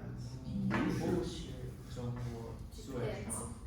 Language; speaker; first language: Chinese; non-native, learner; Portuguese